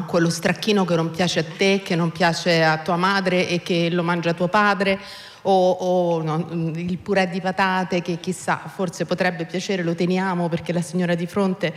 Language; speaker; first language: Italian; native; Italian